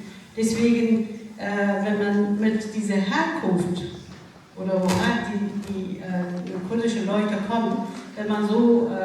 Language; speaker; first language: German; non-native, fluent; Kurdish